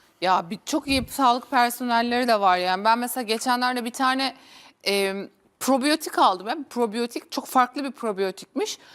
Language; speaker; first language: Turkish; native; Turkish